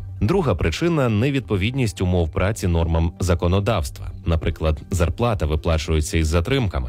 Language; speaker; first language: Ukrainian; native; Ukrainian